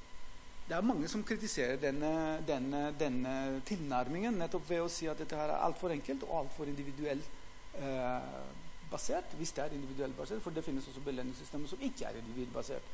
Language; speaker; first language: Norwegian; non-native, fluent; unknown